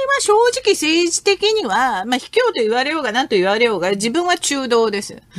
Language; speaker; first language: Japanese; non-native, fluent; Korean